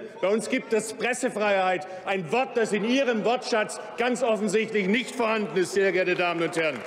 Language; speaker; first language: German; early bilingual, other home language; Turkish